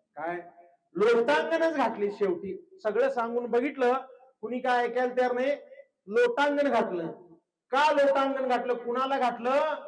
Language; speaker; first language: Marathi; non-native, local second language; Kannada